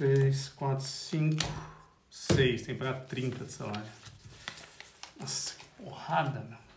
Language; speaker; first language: Portuguese; native; Portuguese